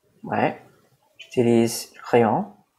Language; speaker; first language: French; non-native, learner; English